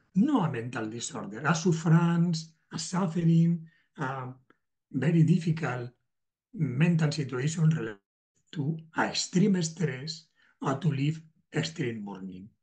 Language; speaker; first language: English; non-native, learner; Spanish